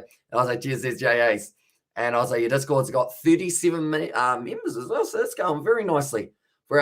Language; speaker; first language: English; native; English